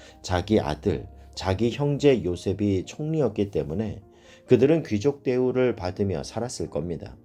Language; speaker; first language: Korean; native; Korean